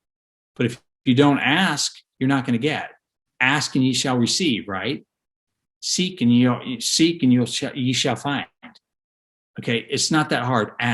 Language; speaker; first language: English; native; English